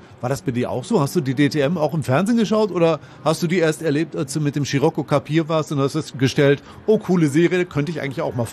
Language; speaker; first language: German; native; German